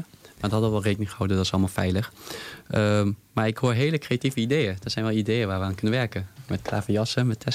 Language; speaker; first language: Dutch; native; Dutch